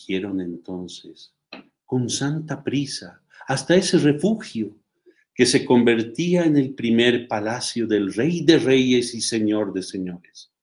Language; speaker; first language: Spanish; native; Spanish